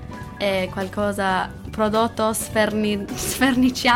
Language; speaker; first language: Italian; non-native, learner; English